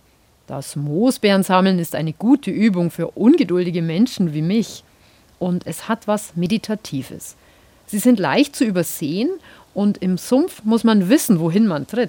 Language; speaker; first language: German; native; German